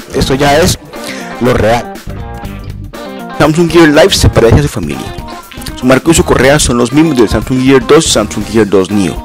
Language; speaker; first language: Spanish; native; Spanish